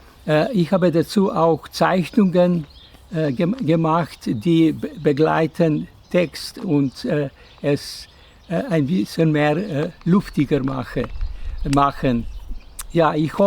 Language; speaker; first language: German; non-native, fluent; Slovenian